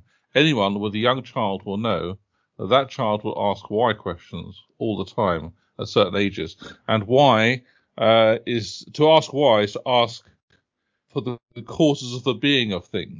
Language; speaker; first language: English; native; English